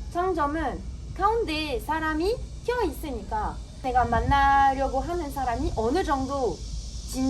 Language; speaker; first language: Korean; non-native, fluent; French